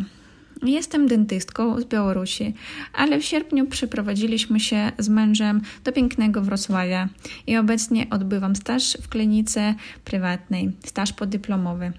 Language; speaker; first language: Polish; non-native, fluent; Russian